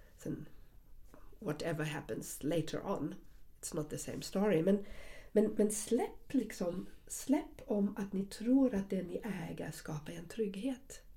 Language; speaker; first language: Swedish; non-native, fluent; German